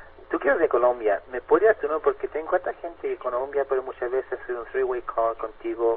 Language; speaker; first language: Spanish; native; Spanish